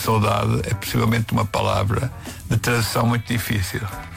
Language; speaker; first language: Portuguese; native; Portuguese